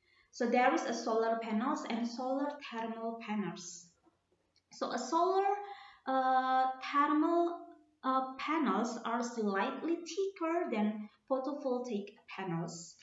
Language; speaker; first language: English; non-native, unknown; Indonesian